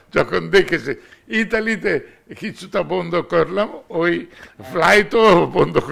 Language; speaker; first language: Bangla; non-native, fluent; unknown